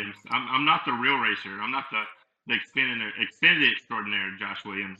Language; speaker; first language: English; native; English